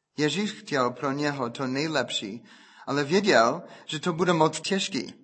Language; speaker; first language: Czech; non-native, fluent; English